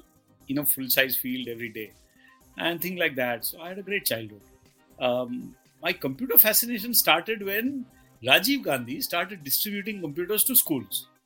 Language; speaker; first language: English; non-native, local second language; Bangla